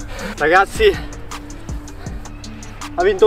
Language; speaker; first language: Italian; non-native, learner; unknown